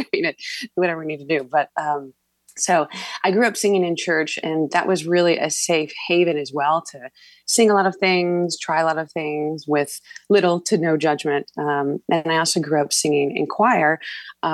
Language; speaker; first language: English; native; English